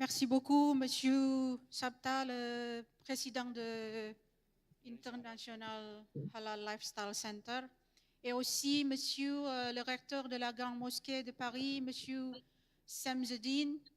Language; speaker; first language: French; non-native, fluent; Indonesian